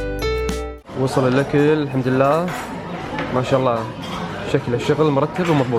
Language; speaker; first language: Arabic; native; Arabic